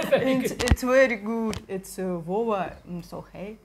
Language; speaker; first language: English; non-native, learner; Russian